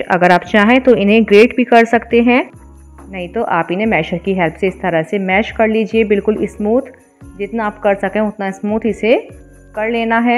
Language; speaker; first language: Hindi; native; Hindi